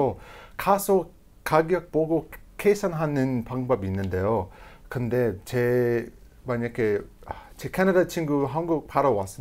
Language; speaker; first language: Korean; non-native, fluent; English